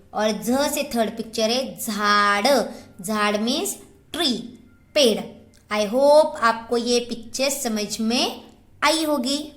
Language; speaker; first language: Hindi; non-native, local second language; Marathi